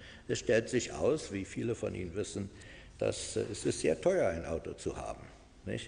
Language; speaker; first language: German; non-native, fluent; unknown